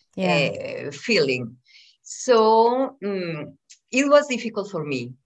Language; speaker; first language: English; non-native, fluent; Spanish